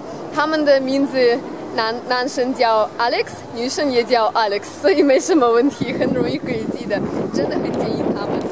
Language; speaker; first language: Chinese; non-native, fluent; Russian